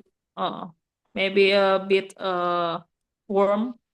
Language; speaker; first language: English; non-native, learner; Indonesian